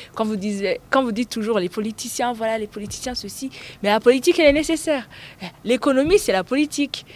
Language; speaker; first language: French; non-native, local second language; Rundi